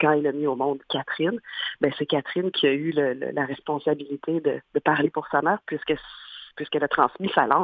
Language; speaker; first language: French; native; French